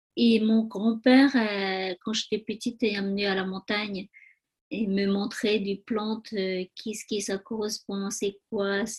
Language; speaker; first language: French; non-native, learner; Tibetan